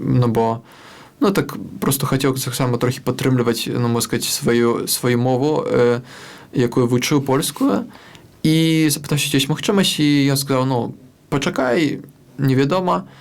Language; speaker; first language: Belarusian; non-native, local second language; Russian